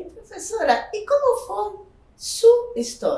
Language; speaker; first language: Spanish; non-native, fluent; Portuguese